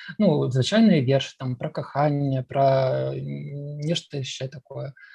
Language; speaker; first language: Belarusian; non-native, local second language; Russian